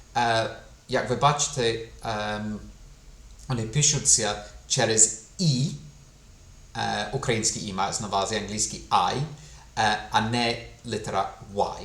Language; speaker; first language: Ukrainian; non-native, fluent; English